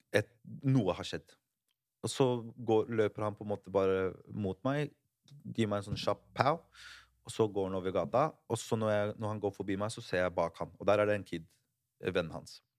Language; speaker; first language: Norwegian; early bilingual, other home language; Spanish